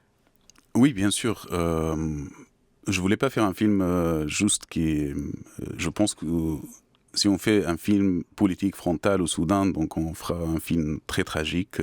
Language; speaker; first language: French; non-native, fluent; Arabic